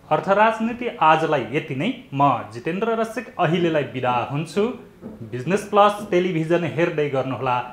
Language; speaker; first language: Nepali; native; Nepali